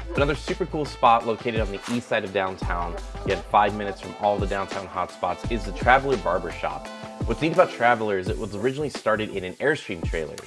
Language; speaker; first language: English; native; English